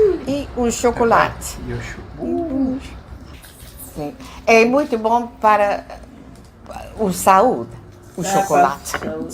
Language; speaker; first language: Portuguese; non-native, learner; English